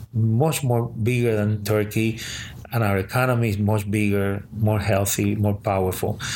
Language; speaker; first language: English; early bilingual, other home language; Spanish